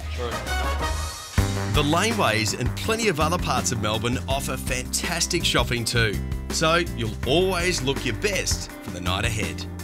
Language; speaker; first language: English; native; English